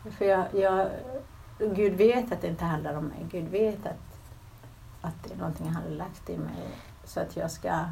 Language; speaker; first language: Swedish; early bilingual, other home language; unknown